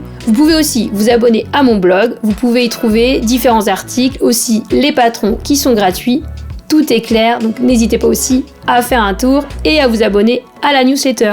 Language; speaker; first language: French; native; French